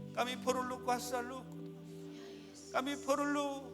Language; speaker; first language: Malay; non-native, fluent; Korean